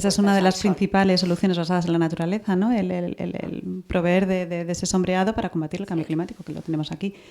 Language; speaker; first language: Spanish; native; Spanish